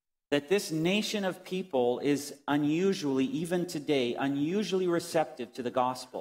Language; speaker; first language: English; native; English